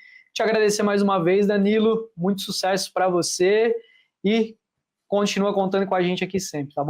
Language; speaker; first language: Portuguese; native; Portuguese